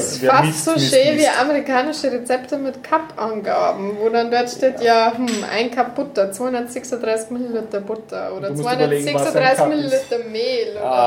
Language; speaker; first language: German; native; German